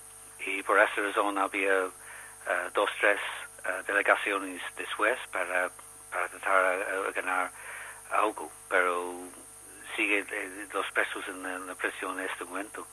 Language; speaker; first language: Spanish; non-native, learner; English